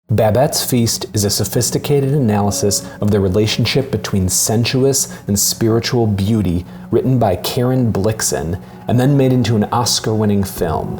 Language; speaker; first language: English; native; English